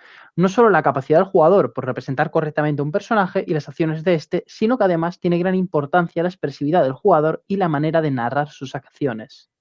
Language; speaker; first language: Spanish; native; Spanish